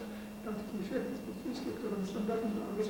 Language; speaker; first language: Russian; native; Russian